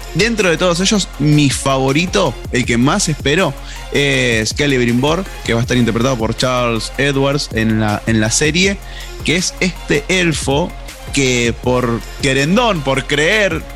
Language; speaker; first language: Spanish; native; Spanish